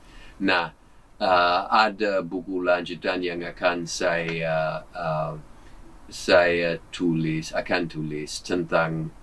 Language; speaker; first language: Indonesian; non-native, fluent; English